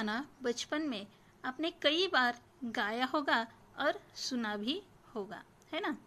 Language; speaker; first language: Hindi; non-native, local second language; Marathi